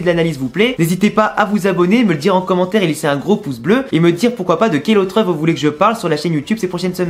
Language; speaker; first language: French; native; French